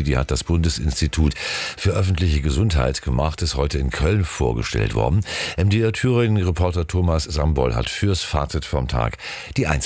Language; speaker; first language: German; native; German